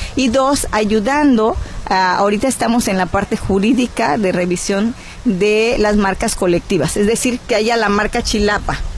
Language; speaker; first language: Spanish; native; Spanish